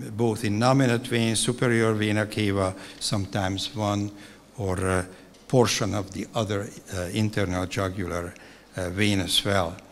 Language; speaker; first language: English; non-native, fluent; Hungarian